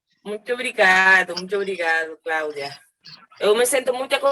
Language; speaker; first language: Portuguese; non-native, learner; Spanish